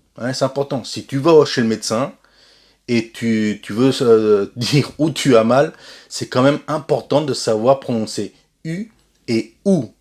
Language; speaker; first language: French; native; French